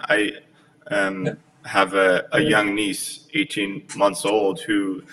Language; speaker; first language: English; early bilingual, other home language; Polish